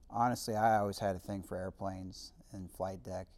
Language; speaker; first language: English; native; English